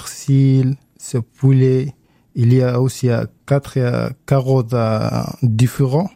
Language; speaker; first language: French; non-native, learner; Arabic